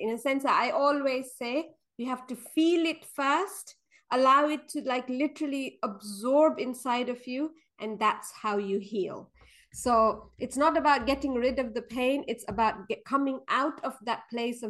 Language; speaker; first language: English; non-native, local second language; Nepali